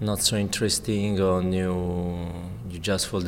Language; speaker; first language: English; non-native, fluent; Italian